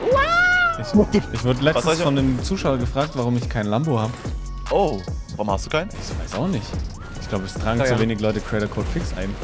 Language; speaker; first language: German; native; German